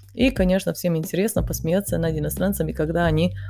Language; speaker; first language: Russian; non-native, fluent; Serbian